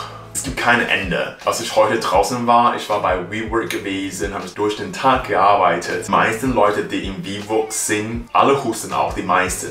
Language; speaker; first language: German; non-native, learner; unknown